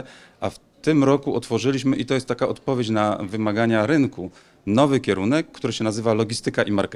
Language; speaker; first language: Polish; native; Polish